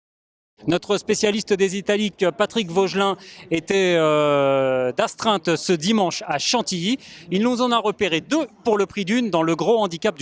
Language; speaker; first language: French; native; French